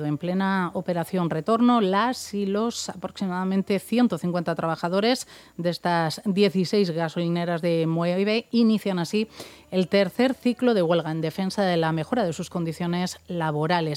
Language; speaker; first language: Spanish; native; Spanish